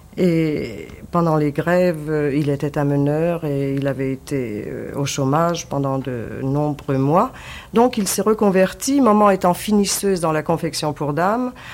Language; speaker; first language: French; early bilingual, other home language; Yiddish